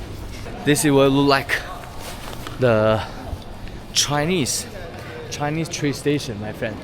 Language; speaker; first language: English; non-native, learner; Chinese